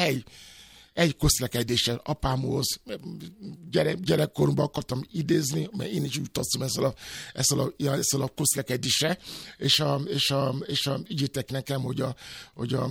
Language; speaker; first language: Hungarian; non-native, fluent; Yoruba